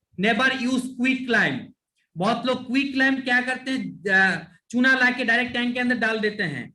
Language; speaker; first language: Hindi; non-native, local second language; Bangla